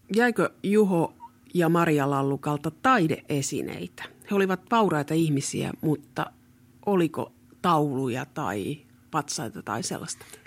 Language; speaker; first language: Finnish; native; Finnish